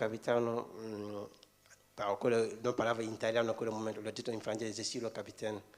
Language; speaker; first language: Italian; non-native, fluent; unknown